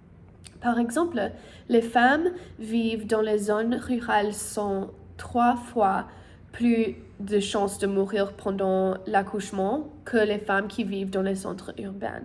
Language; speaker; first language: French; non-native, learner; English